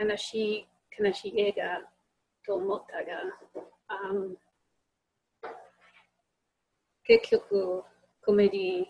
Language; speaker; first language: Japanese; non-native, learner; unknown